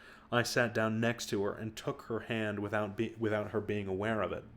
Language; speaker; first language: English; native; English